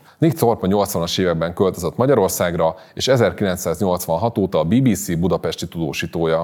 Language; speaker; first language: Hungarian; native; Hungarian